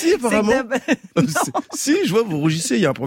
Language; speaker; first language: French; native; French